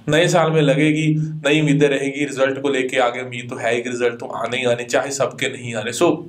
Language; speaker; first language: Hindi; non-native, local second language; Punjabi